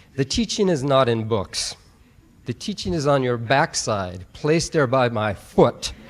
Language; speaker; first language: English; native; English